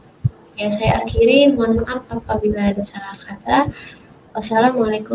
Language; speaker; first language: Indonesian; native; Indonesian